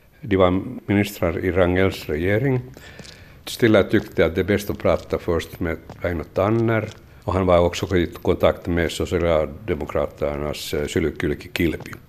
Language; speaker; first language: Swedish; native; Swedish